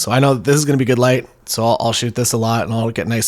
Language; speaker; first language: English; native; English